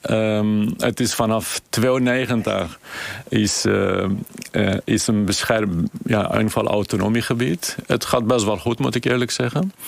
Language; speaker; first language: Dutch; non-native, fluent; Kurdish